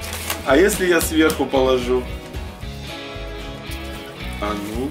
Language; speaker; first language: Russian; native; Russian